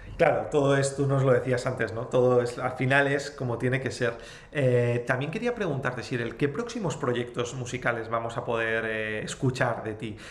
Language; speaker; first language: Spanish; native; Spanish